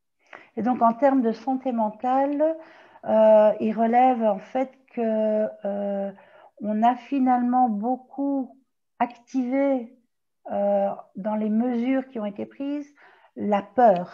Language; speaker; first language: French; native; French